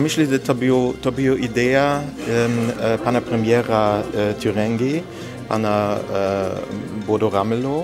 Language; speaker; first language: Polish; non-native, learner; German